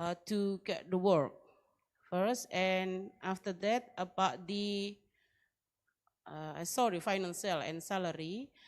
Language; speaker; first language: English; non-native, learner; Indonesian